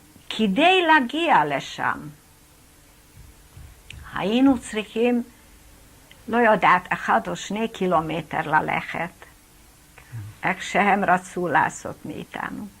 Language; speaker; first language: Hebrew; non-native, fluent; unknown